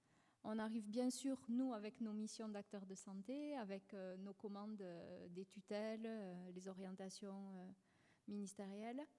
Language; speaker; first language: French; native; French